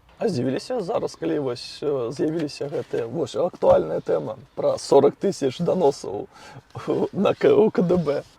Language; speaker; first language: Belarusian; non-native, local second language; Russian